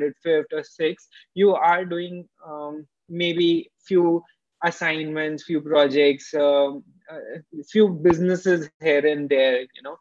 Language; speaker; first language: English; non-native, local second language; Hindi